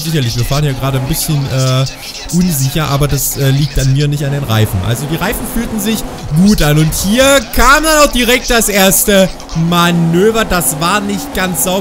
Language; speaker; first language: German; native; German